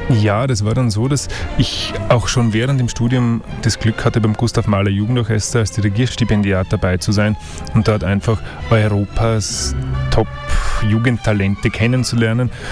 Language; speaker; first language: German; native; German